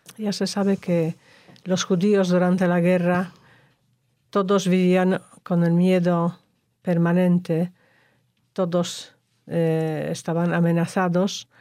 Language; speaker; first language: Spanish; non-native, fluent; Polish